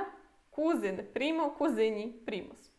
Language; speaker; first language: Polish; non-native, fluent; Portuguese